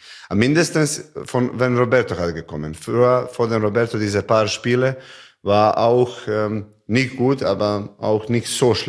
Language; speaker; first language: German; non-native, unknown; Serbian